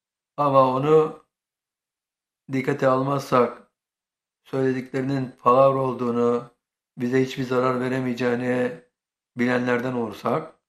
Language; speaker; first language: Turkish; native; Turkish